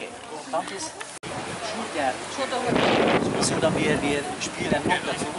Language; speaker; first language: German; non-native, fluent; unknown